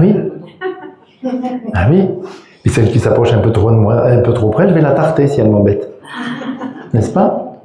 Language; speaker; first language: French; native; French